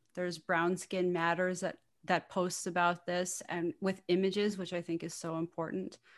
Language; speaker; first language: English; native; English